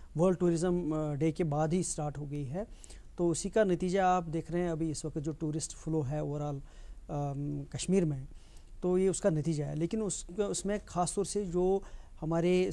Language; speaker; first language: Hindi; non-native, local second language; Kashmiri